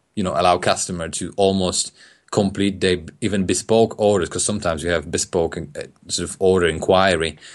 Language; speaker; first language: English; non-native, fluent; Polish